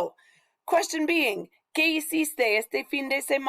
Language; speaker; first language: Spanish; non-native, fluent; English